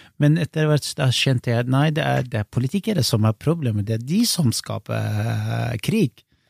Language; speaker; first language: Norwegian; non-native, fluent; Kurdish